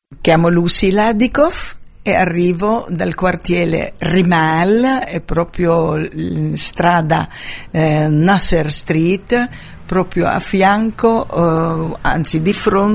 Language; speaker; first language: Italian; non-native, fluent; Arabic